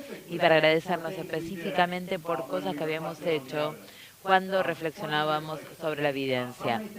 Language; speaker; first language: Spanish; native; Spanish